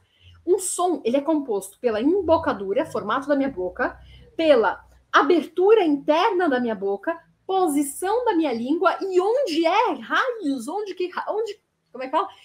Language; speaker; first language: Portuguese; native; Portuguese